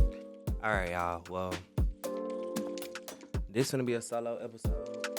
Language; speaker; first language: English; native; English